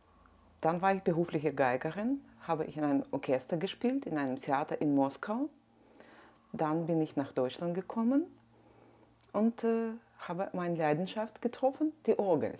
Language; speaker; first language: German; non-native, fluent; Russian